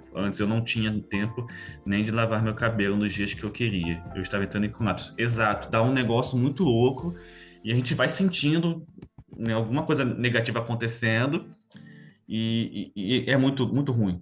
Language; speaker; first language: Portuguese; native; Portuguese